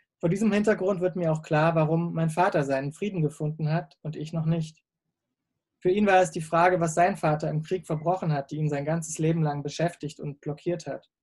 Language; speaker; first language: German; native; German